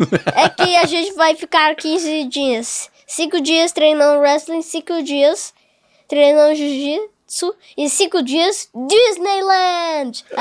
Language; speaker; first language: Portuguese; non-native, local second language; English